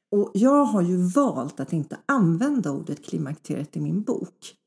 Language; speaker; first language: Swedish; early bilingual, other home language; Polish